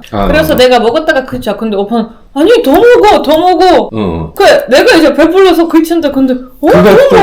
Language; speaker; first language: Korean; non-native, learner; Russian